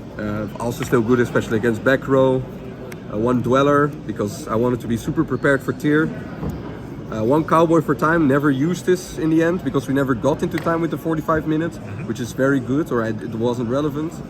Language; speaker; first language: English; non-native, fluent; Dutch